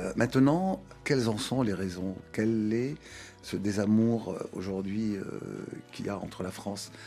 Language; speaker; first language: French; non-native, local second language; Arabic